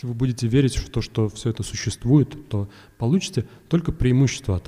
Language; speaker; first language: Russian; native; Russian